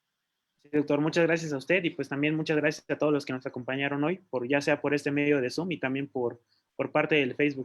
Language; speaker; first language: Spanish; native; Spanish